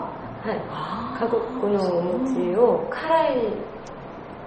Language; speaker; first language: Japanese; non-native, learner; Korean